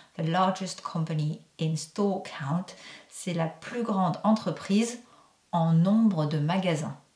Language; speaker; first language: French; native; French